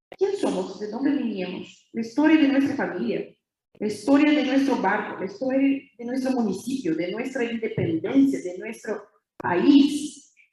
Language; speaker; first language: Spanish; non-native, fluent; Portuguese